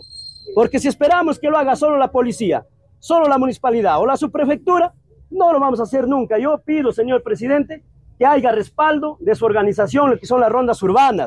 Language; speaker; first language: Spanish; native; Spanish